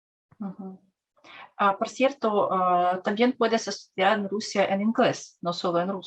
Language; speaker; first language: Spanish; non-native, learner; Russian